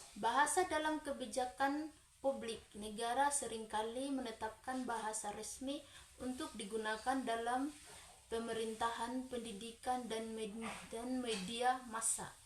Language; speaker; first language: Indonesian; non-native, local second language; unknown